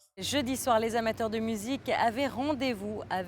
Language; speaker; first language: French; native; French